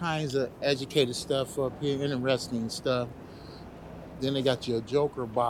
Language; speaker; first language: English; native; English